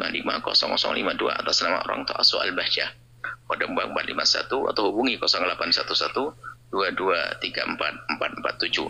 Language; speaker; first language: Indonesian; native; Indonesian